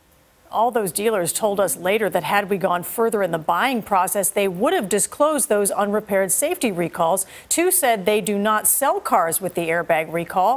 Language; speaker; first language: English; native; English